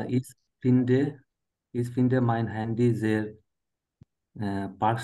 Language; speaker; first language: German; non-native, learner; Bangla